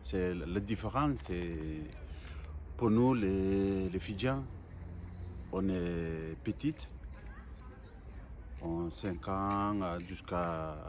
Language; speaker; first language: French; non-native, learner; Fijian